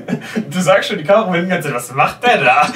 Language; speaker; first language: German; native; German